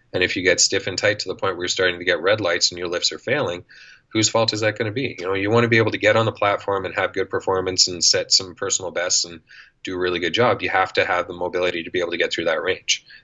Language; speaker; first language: English; native; English